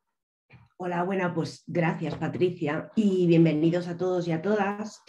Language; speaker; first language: Spanish; native; Spanish